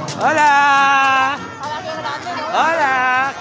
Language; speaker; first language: Spanish; non-native, learner; Filipino